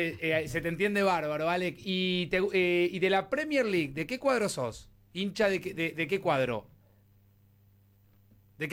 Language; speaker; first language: Spanish; native; Spanish